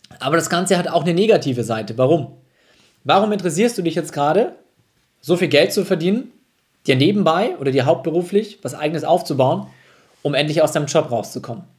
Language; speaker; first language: German; native; German